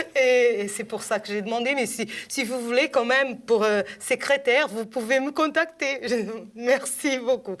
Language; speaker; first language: French; non-native, fluent; Portuguese